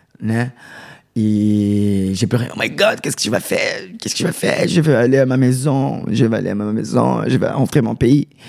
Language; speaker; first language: French; non-native, learner; Portuguese